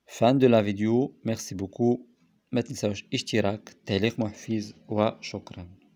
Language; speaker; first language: French; non-native, local second language; Arabic